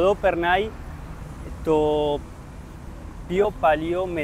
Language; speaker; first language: Greek; early bilingual, heritage; Spanish